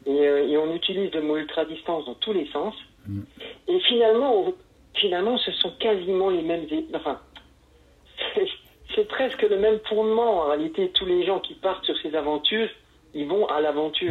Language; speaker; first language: French; native; French